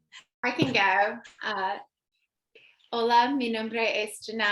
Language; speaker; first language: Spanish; non-native, learner; English